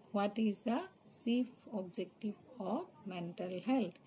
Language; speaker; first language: English; non-native, local second language; Assamese